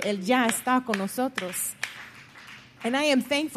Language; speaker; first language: Spanish; non-native, fluent; English